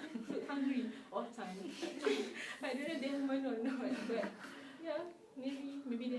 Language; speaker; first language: English; non-native, local second language; Malay